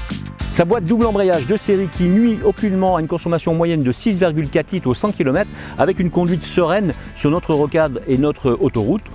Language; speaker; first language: French; native; French